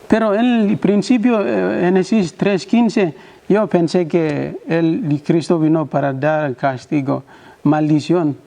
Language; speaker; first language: Spanish; non-native, learner; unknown